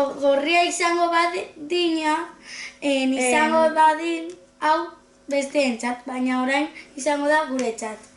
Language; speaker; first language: Basque; non-native, local second language; Spanish